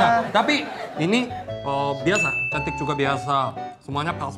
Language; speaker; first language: Indonesian; non-native, fluent; Korean